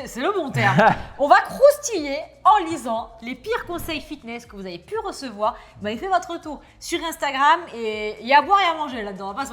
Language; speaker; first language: French; native; French